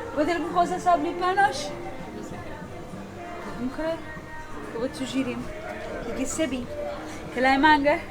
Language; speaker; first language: Portuguese; non-native, learner; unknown